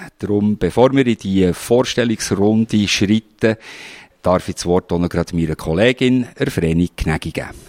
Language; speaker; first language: German; native; German